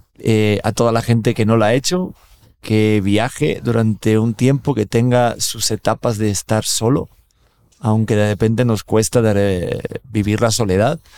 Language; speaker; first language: Spanish; native; Spanish